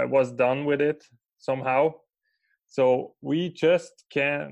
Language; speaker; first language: English; non-native, fluent; Swiss German